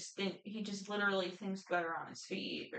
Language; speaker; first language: English; native; English